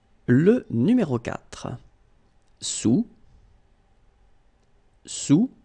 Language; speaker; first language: French; native; French